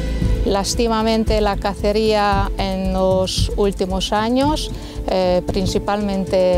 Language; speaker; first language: Spanish; non-native, fluent; Hungarian